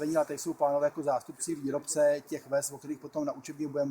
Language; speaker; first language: Czech; native; Czech